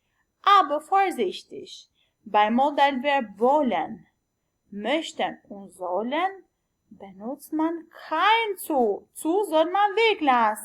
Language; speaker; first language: German; non-native, learner; Albanian